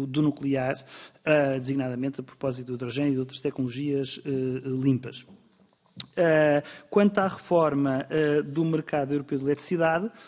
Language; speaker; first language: Portuguese; native; Portuguese